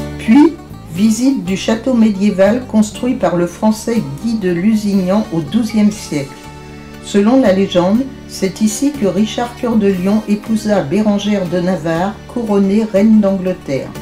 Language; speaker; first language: French; native; French